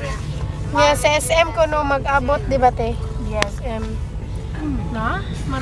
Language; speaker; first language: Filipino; non-native, local second language; Cebuano